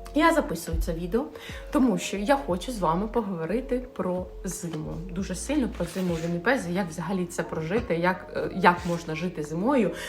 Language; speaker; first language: Ukrainian; native; Ukrainian